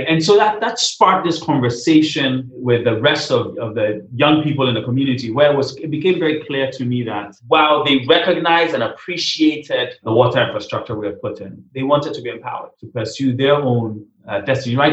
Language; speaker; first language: English; non-native, local second language; Akan